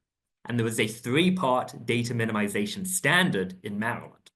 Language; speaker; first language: English; native; English